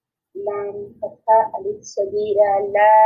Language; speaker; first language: Arabic; non-native, learner; Bangla